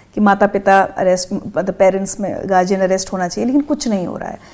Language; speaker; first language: Hindi; native; Hindi